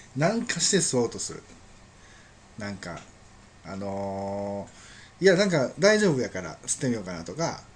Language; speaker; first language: Japanese; native; Japanese